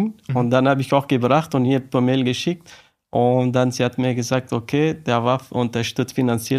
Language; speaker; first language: German; non-native, learner; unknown